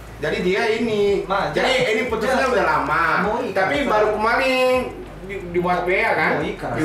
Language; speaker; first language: Indonesian; non-native, learner; Japanese